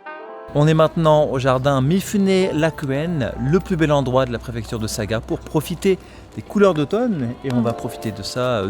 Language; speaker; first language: French; native; French